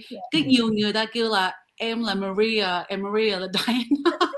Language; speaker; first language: Vietnamese; early bilingual, heritage; Vietnamese